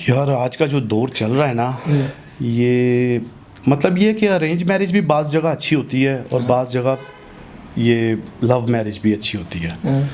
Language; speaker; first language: Urdu; non-native, local second language; Punjabi